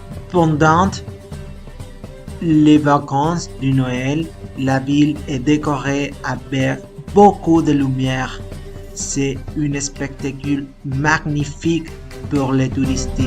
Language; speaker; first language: French; non-native, learner; Spanish